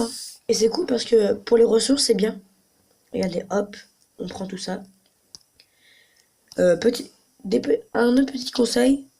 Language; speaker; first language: French; native; French